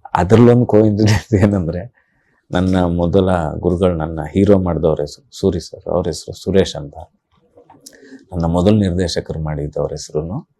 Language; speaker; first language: Kannada; native; Kannada